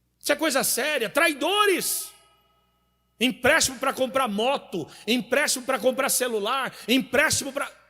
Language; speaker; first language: Portuguese; native; Portuguese